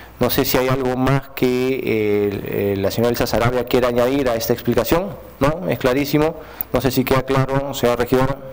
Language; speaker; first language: Spanish; native; Spanish